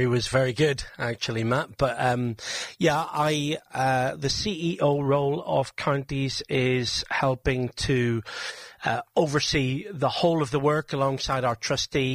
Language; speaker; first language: English; native; English